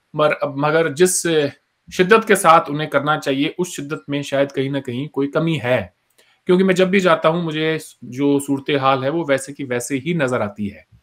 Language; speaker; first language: Hindi; native; Hindi